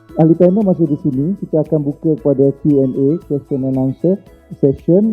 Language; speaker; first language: Malay; native; Malay